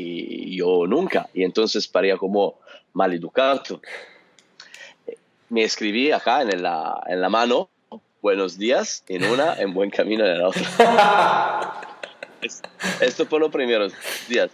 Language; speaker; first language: Spanish; non-native, fluent; Italian